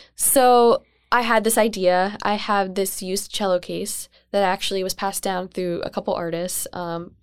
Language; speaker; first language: English; native; English